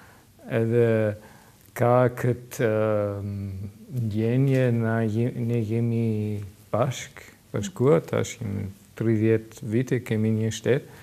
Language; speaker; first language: Albanian; non-native, learner; German